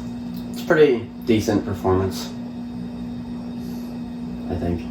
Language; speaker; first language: English; native; English